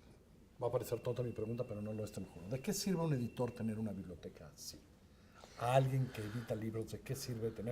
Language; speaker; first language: Spanish; native; Spanish